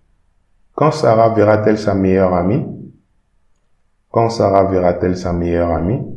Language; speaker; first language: French; non-native, fluent; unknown